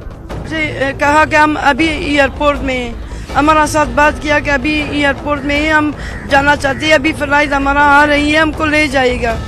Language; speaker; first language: Hindi; non-native, learner; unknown